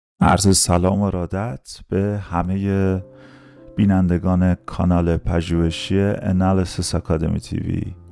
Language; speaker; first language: Persian; native; Persian